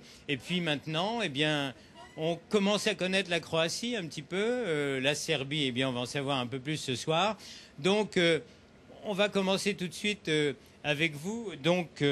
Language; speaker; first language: French; native; French